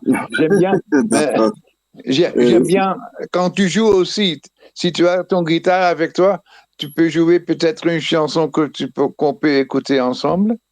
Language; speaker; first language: French; non-native, fluent; Dutch